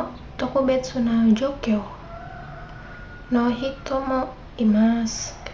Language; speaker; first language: Japanese; non-native, learner; Indonesian